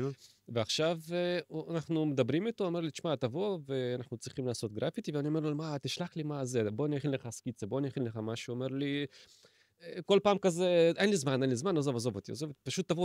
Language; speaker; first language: Hebrew; native; Hebrew